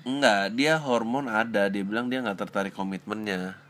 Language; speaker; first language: Indonesian; native; Indonesian